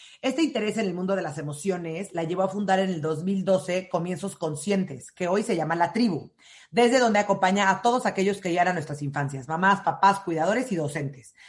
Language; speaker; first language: Spanish; native; Spanish